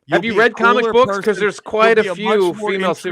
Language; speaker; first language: English; native; English